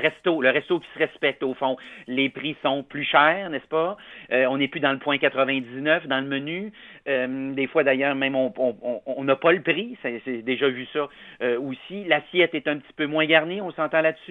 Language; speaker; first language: French; native; French